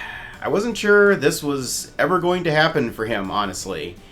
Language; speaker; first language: English; native; English